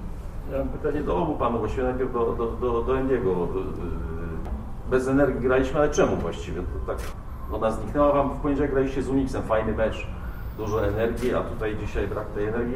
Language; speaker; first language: Polish; native; Polish